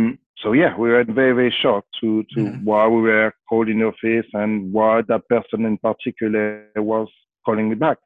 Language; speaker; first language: English; non-native, fluent; French